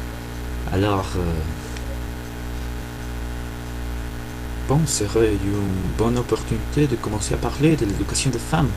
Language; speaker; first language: French; non-native, fluent; Spanish